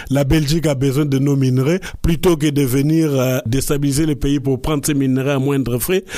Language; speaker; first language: French; non-native, local second language; Lingala